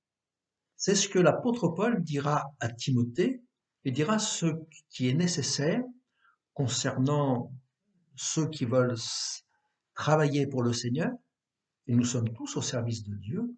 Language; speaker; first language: French; native; French